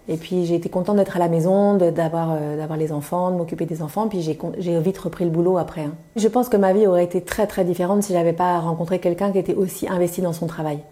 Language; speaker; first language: French; native; French